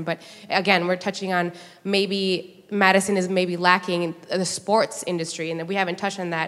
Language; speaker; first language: English; native; English